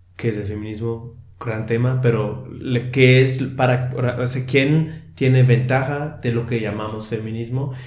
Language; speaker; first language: Spanish; non-native, fluent; German